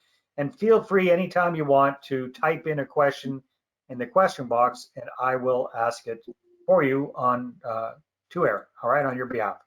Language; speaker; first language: English; native; English